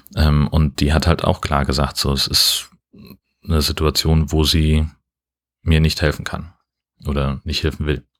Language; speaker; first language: German; native; German